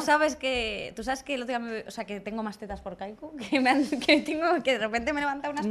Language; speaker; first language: Spanish; native; Spanish